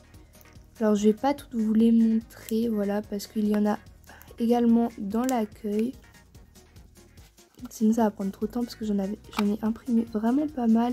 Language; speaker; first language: French; native; French